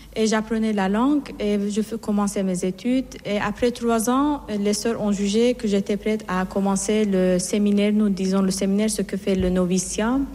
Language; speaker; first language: French; non-native, fluent; Persian